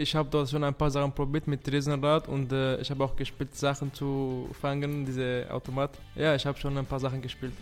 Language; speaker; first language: German; non-native, fluent; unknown